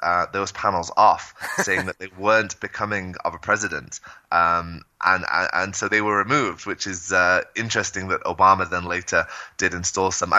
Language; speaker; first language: English; native; English